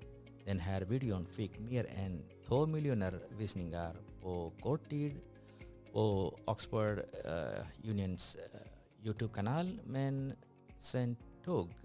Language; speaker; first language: Swedish; non-native, fluent; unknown